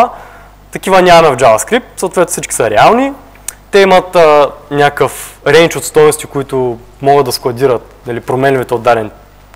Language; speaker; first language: Bulgarian; native; Bulgarian